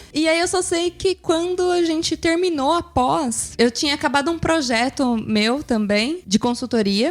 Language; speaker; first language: Portuguese; native; Portuguese